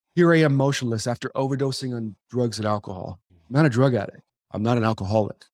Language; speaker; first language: English; native; English